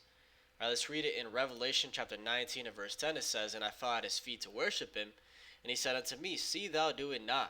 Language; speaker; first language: English; native; English